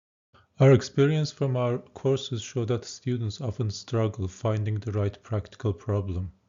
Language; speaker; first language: English; non-native, fluent; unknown